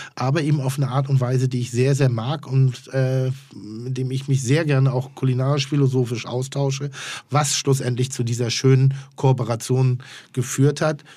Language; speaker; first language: German; non-native, fluent; Turkish